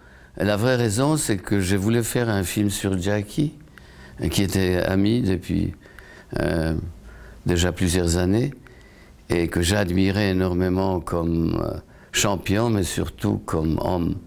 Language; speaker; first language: French; non-native, fluent; Polish